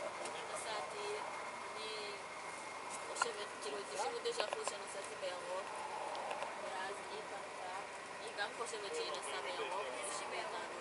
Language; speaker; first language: Hebrew; non-native, learner; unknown